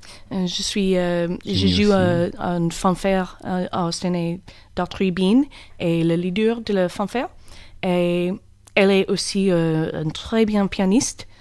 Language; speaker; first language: French; non-native, learner; English